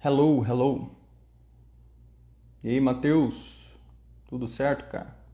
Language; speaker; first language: Portuguese; native; Portuguese